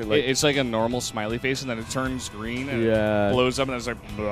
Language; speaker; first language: English; native; English